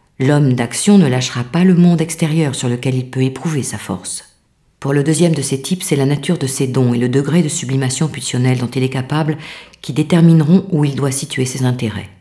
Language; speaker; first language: French; native; French